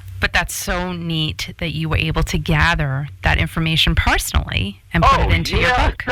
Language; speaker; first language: English; native; English